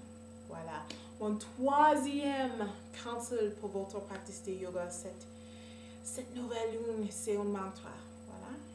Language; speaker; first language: French; non-native, learner; English